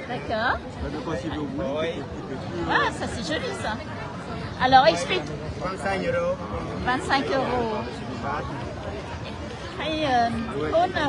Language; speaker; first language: French; early bilingual, other home language; Vietnamese